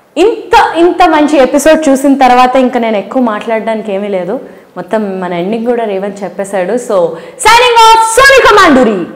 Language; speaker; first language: Telugu; native; Telugu